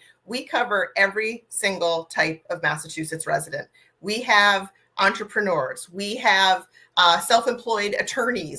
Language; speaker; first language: English; native; English